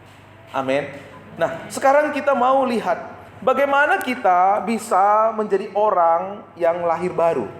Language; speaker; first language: Indonesian; native; Indonesian